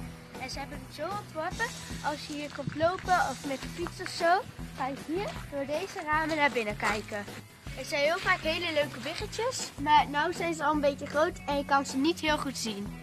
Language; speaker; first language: Dutch; native; Dutch